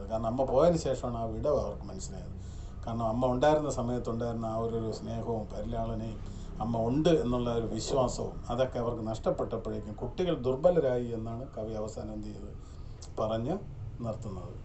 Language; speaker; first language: Malayalam; native; Malayalam